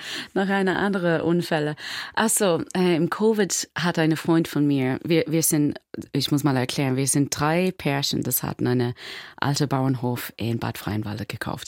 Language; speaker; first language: German; non-native, learner; English